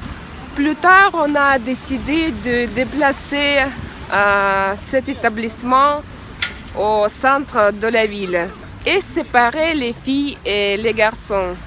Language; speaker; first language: French; non-native, fluent; Russian